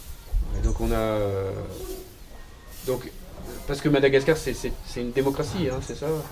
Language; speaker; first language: French; native; French